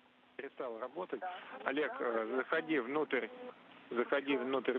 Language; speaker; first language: Russian; native; Russian